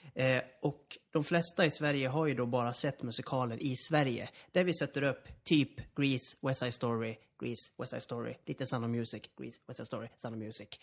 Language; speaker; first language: Swedish; native; Swedish